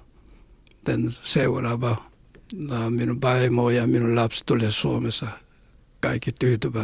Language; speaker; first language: Finnish; non-native, learner; Korean